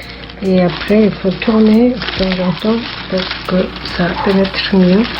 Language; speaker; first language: French; non-native, fluent; Korean